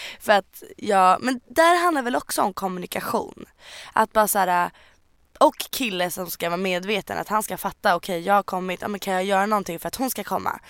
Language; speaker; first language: Swedish; native; Swedish